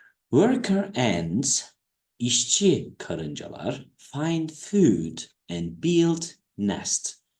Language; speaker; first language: English; non-native, fluent; Turkish